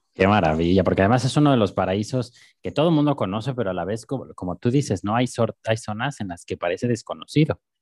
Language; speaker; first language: Spanish; native; Spanish